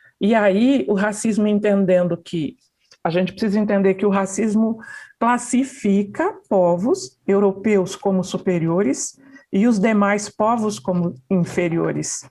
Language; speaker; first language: Portuguese; native; Portuguese